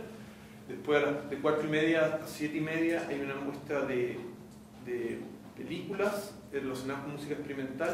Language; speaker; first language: Spanish; native; Spanish